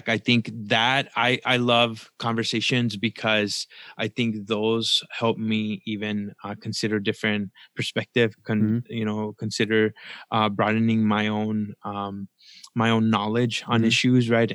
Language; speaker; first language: English; early bilingual, other home language; Spanish